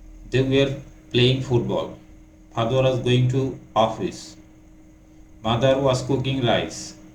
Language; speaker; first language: English; non-native, local second language; Bangla